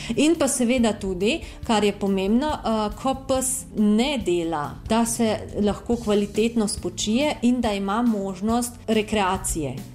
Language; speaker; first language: Slovenian; native; Slovenian